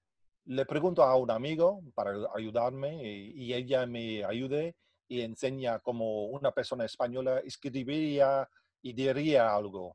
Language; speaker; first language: Spanish; non-native, fluent; English